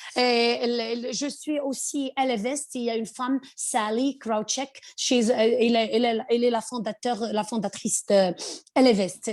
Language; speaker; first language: French; non-native, local second language; Arabic